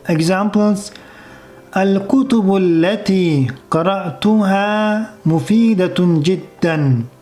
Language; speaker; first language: Arabic; non-native, fluent; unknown